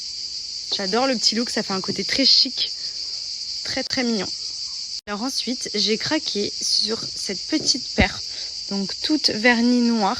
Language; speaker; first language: French; native; French